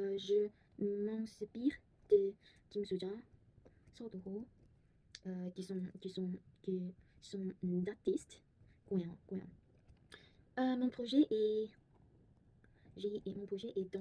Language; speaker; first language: French; non-native, learner; Korean